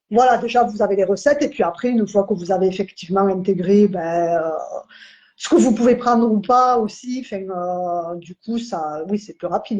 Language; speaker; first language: French; native; French